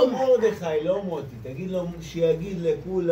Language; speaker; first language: Hebrew; native; Hebrew